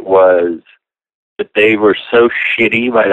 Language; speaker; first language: English; native; English